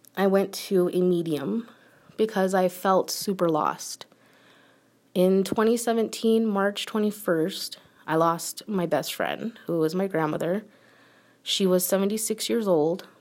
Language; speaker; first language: English; native; English